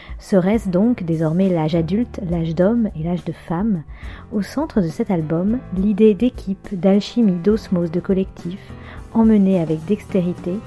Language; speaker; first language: French; native; French